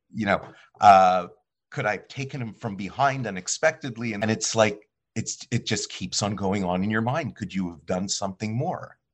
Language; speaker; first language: English; early bilingual, other home language; Polish